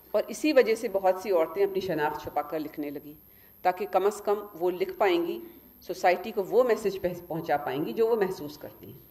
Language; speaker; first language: Hindi; native; Hindi